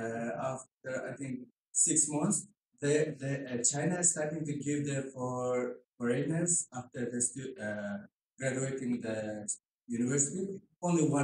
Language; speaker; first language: English; non-native, learner; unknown